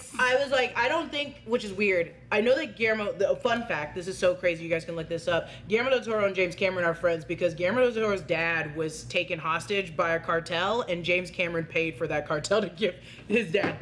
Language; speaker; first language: English; native; English